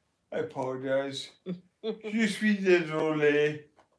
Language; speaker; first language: French; non-native, learner; English